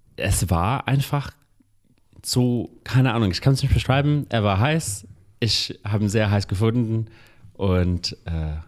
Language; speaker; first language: German; non-native, fluent; English